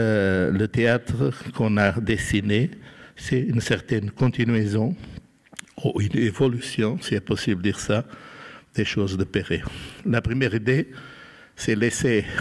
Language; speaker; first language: French; non-native, fluent; Portuguese